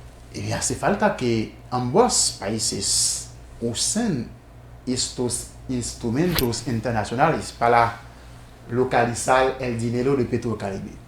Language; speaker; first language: Spanish; non-native, fluent; Haitian Creole